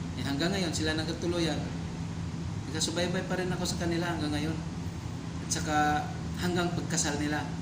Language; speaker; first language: Filipino; non-native, local second language; Cebuano